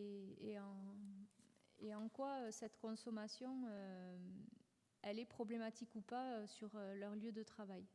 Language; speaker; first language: French; native; French